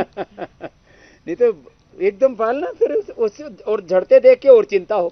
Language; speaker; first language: Hindi; native; Hindi